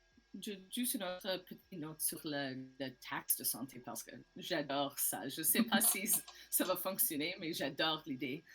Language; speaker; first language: French; non-native, learner; English